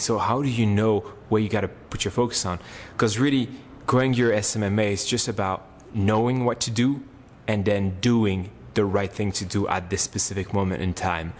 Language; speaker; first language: English; non-native, fluent; French